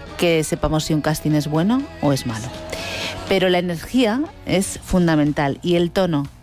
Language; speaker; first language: Spanish; native; Spanish